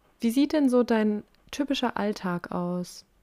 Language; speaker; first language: German; native; German